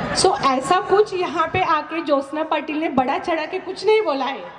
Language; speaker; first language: Hindi; non-native, local second language; Marathi